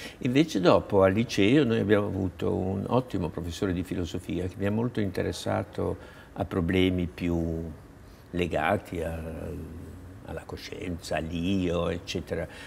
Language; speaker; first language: Italian; native; Italian